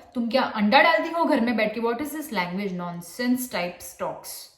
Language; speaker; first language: Hindi; non-native, local second language; Marathi